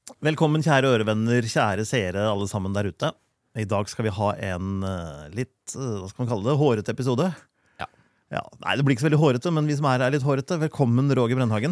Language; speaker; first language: Norwegian; native; Norwegian